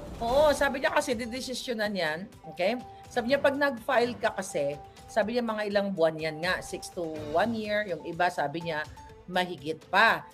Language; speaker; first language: Filipino; native; Filipino